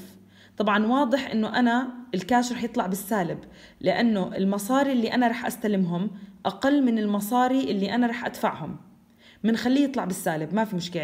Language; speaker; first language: Arabic; native; Arabic